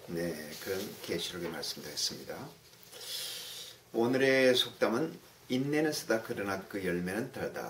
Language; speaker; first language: Korean; native; Korean